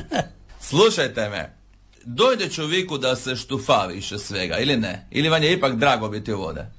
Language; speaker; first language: Serbian; native; Serbian